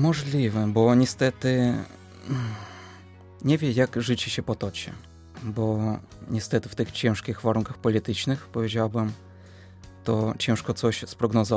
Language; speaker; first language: Polish; non-native, fluent; Russian